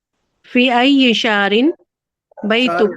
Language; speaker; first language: Arabic; non-native, learner; Urdu